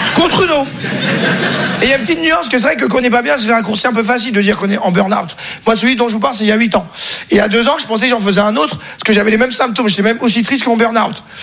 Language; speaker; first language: French; native; French